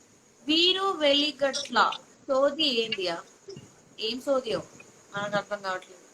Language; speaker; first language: Telugu; native; Telugu